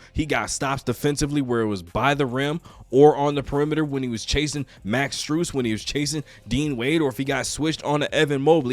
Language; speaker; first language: English; native; English